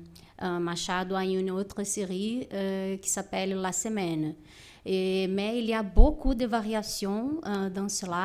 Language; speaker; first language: French; non-native, fluent; Portuguese